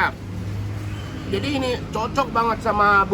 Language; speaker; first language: Indonesian; non-native, fluent; Japanese